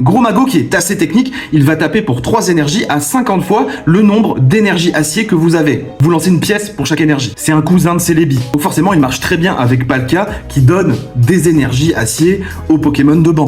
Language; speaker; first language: French; native; French